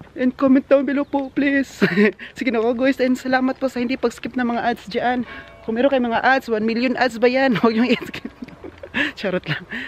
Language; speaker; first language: Filipino; non-native, local second language; Cebuano